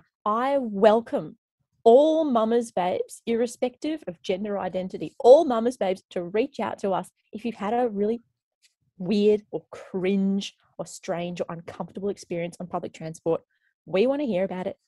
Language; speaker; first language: English; native; English